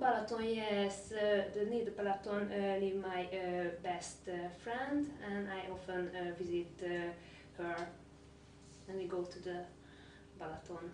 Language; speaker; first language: English; non-native, learner; Hungarian